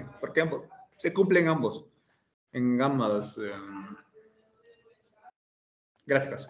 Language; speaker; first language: Spanish; native; Spanish